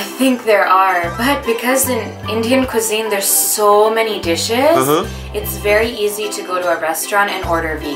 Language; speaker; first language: English; early bilingual, other home language; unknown